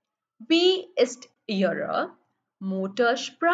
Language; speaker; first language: German; non-native, learner; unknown